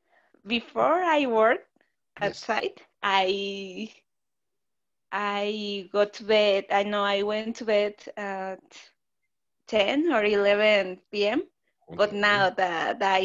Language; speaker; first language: English; non-native, learner; Spanish